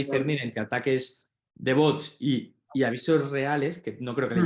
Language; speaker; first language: Spanish; native; Spanish